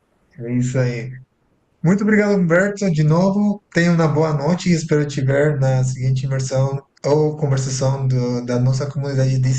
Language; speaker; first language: Portuguese; non-native, fluent; Spanish